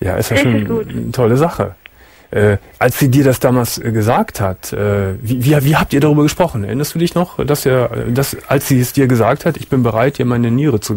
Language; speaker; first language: German; native; German